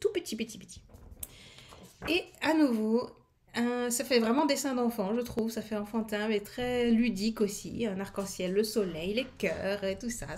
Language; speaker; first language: French; native; French